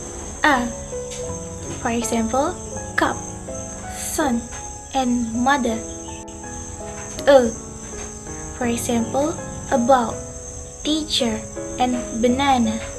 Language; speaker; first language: English; non-native, learner; Indonesian